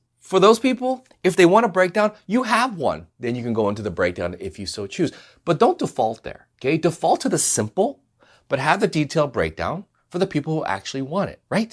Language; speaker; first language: English; native; English